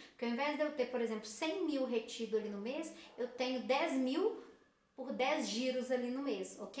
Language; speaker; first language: Portuguese; native; Portuguese